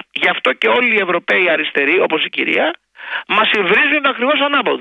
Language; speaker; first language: Greek; native; Greek